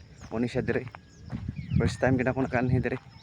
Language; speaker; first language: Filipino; non-native, local second language; Cebuano